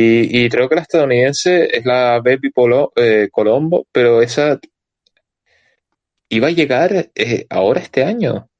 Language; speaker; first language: Spanish; native; Spanish